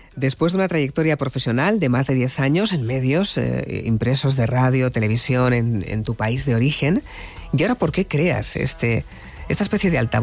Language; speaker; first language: Spanish; native; Spanish